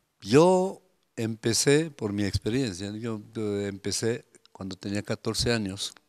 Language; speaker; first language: Spanish; non-native, fluent; Korean